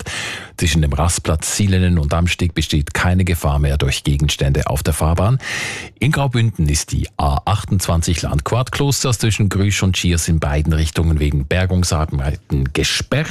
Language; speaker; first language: German; native; German